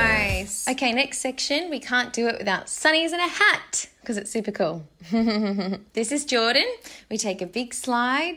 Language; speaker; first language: English; native; English